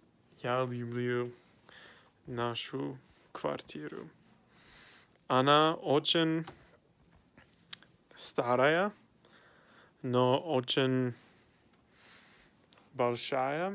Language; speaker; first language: Russian; non-native, learner; English